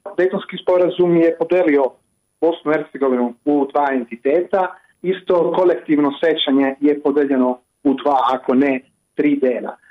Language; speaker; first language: Croatian; non-native, fluent; Italian